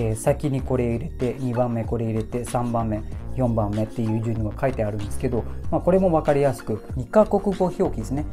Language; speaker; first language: Japanese; non-native, fluent; Malay